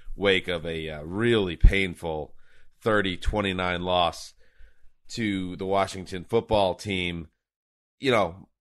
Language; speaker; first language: English; native; English